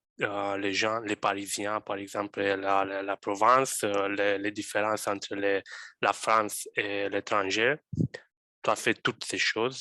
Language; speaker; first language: French; non-native, fluent; Romanian